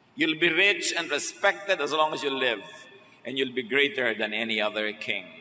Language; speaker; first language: English; non-native, local second language; Filipino